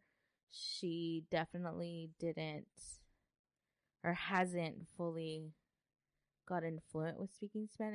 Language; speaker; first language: English; early bilingual, other home language; Spanish